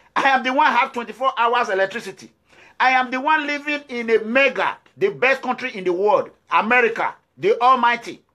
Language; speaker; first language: English; non-native, local second language; Bini